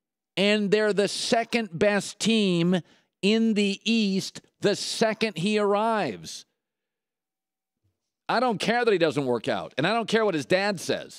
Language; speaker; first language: English; native; English